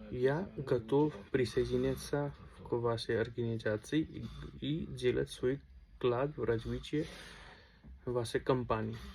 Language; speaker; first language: Russian; non-native, local second language; Hindi